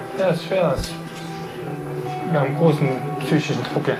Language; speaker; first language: German; early bilingual, other home language; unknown